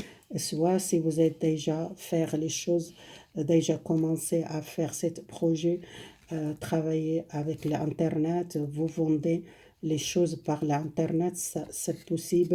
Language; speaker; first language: French; non-native, fluent; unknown